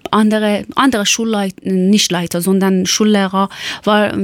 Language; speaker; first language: German; non-native, learner; Persian